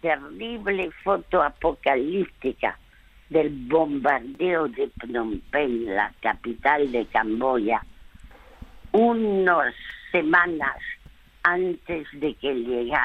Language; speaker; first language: Spanish; early bilingual, other home language; French